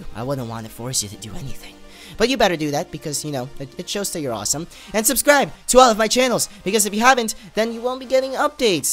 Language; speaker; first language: English; native; English